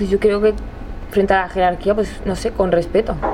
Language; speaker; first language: Spanish; native; Spanish